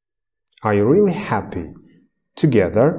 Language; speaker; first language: English; non-native, fluent; Uzbek